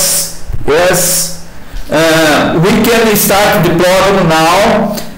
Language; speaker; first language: English; non-native, learner; Portuguese